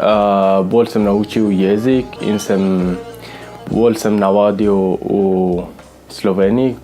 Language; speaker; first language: Slovenian; non-native, learner; Persian